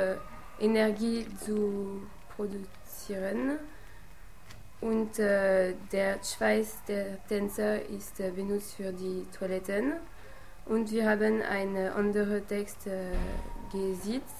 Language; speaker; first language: German; non-native, learner; French